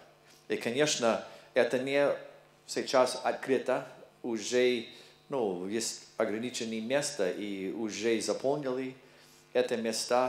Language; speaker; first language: Russian; non-native, learner; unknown